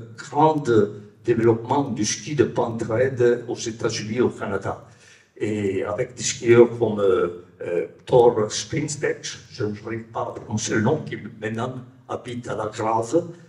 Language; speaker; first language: French; non-native, fluent; Italian